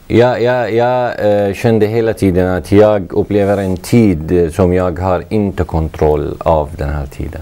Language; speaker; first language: Swedish; non-native, fluent; Arabic